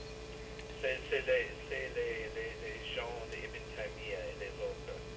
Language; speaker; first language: French; non-native, fluent; English